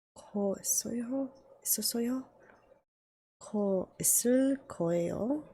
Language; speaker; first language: Korean; non-native, learner; English